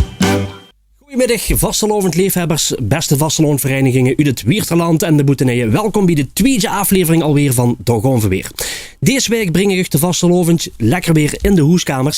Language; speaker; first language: Dutch; native; Dutch